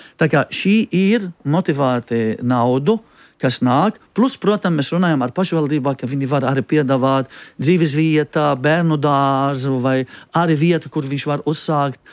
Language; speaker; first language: Latvian; non-native, fluent; Arabic